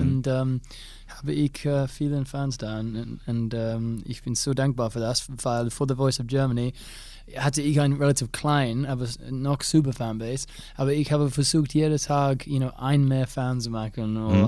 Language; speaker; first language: German; non-native, learner; English